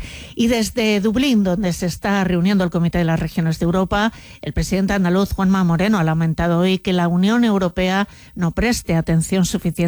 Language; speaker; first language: Spanish; native; Spanish